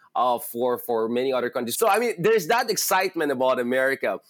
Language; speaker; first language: English; non-native, local second language; Filipino